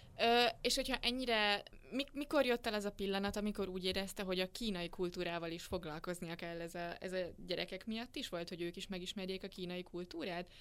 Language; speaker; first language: Hungarian; native; Hungarian